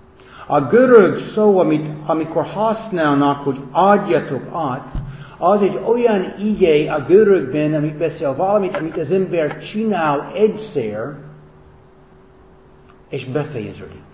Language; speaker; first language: Hungarian; non-native, fluent; English